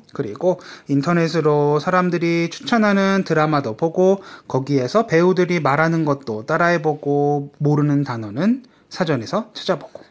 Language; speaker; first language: Korean; native; Korean